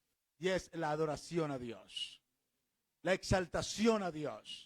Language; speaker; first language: Spanish; native; Spanish